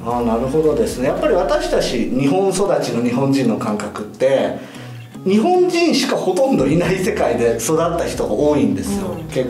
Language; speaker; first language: Japanese; native; Japanese